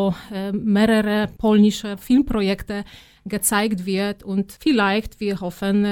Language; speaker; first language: German; non-native, fluent; Polish